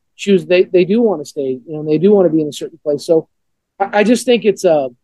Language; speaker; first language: English; native; English